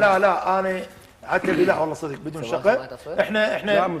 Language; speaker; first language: Arabic; native; Arabic